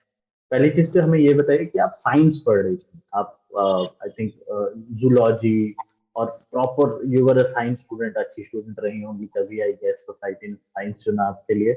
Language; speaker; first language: Hindi; native; Hindi